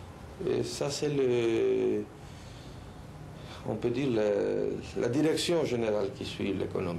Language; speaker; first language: French; non-native, fluent; Spanish